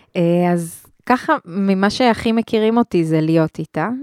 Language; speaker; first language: Hebrew; early bilingual, other home language; Spanish